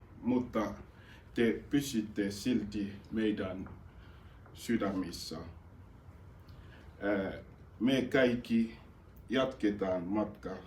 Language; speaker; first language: Finnish; non-native, learner; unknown